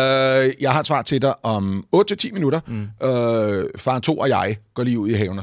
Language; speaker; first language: Danish; native; Danish